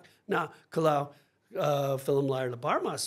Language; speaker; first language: Indonesian; non-native, fluent; English